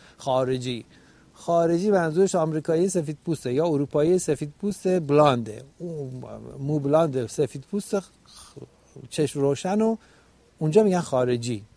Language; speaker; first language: Persian; native; Persian